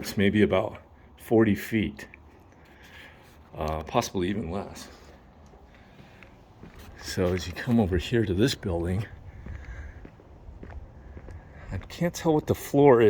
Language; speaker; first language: English; native; English